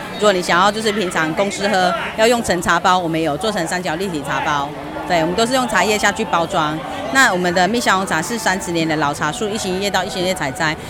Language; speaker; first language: Chinese; native; Chinese